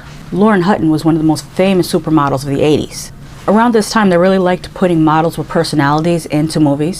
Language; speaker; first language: English; native; English